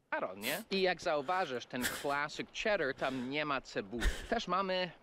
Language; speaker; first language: Polish; non-native, fluent; English